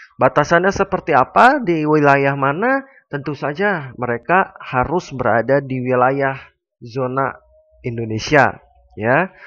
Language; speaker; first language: Indonesian; native; Indonesian